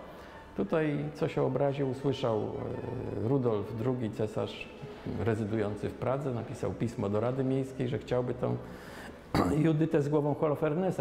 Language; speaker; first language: Polish; native; Polish